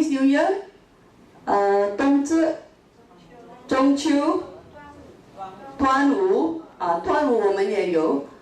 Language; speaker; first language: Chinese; non-native, local second language; Min Nan Chinese